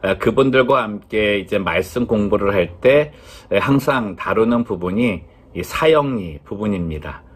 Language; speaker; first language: Korean; native; Korean